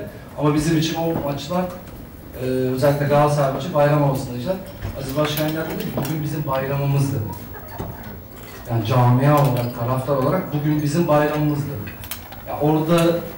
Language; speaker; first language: Turkish; native; Turkish